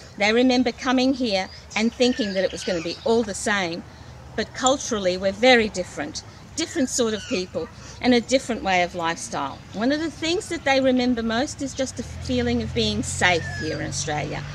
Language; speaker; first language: English; early bilingual, other home language; Portuguese